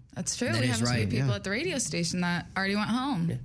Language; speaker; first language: English; native; English